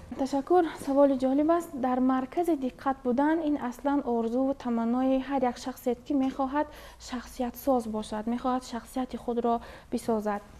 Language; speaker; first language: Tajik; native; Tajik